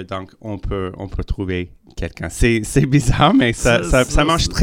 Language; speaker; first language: French; non-native, local second language; English